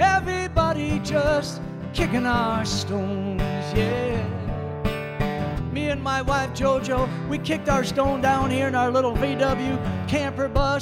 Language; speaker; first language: English; native; English